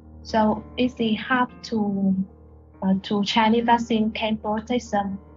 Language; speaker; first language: English; non-native, learner; Vietnamese